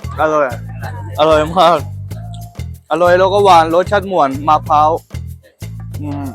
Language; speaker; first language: Thai; non-native, learner; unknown